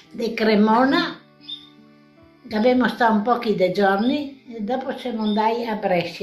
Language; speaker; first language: Italian; non-native, local second language; Venetian